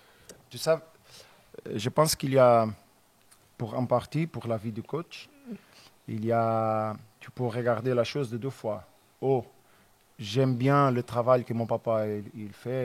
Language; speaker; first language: French; non-native, learner; Portuguese